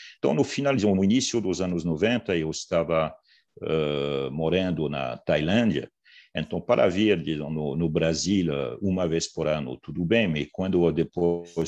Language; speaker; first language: Portuguese; non-native, fluent; French